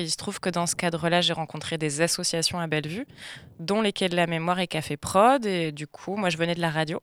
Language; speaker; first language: French; native; French